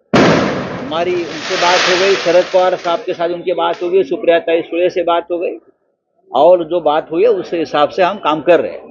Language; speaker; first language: Hindi; non-native, local second language; Marathi